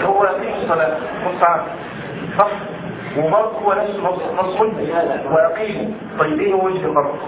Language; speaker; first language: Arabic; native; Arabic